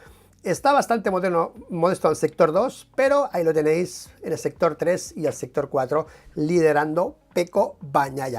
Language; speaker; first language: Spanish; native; Spanish